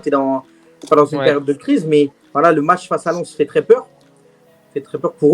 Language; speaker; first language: French; native; French